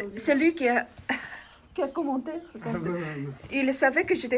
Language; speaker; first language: French; non-native, fluent; Chinese